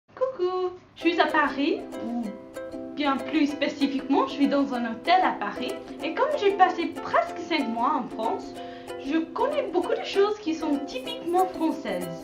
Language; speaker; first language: French; non-native, learner; English